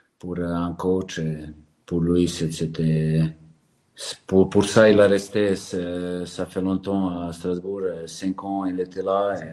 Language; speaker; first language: French; non-native, learner; Serbian